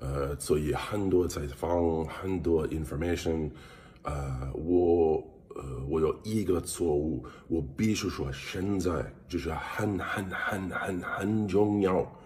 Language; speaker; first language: Chinese; non-native, learner; English